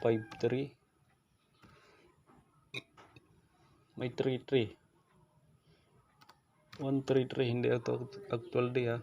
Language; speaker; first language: Filipino; non-native, local second language; Waray